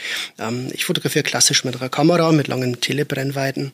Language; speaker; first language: German; native; German